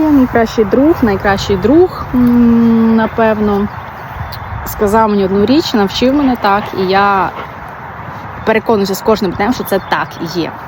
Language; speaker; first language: Ukrainian; non-native, local second language; Russian